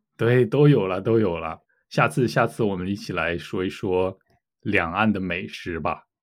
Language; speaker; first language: Chinese; native; Chinese